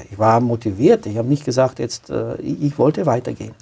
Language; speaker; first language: German; non-native, fluent; Romanian